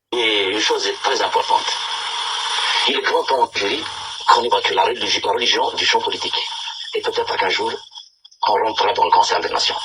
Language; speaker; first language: French; non-native, local second language; Kabyle